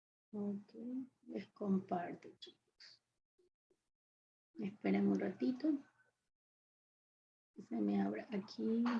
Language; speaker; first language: Spanish; native; Spanish